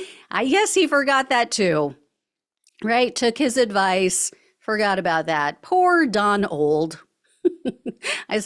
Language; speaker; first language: English; native; English